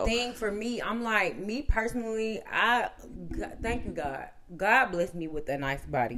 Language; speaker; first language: English; native; English